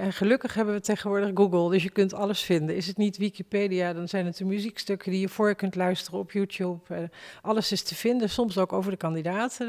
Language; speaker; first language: Dutch; native; Dutch